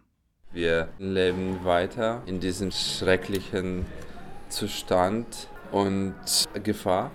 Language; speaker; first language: German; non-native, fluent; Ukrainian